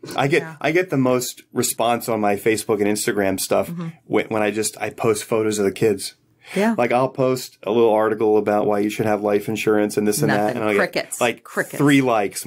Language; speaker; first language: English; native; English